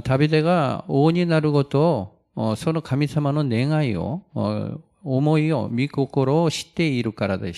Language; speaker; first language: Japanese; non-native, fluent; Korean